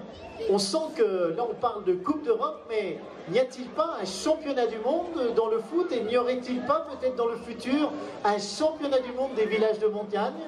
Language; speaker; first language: French; native; French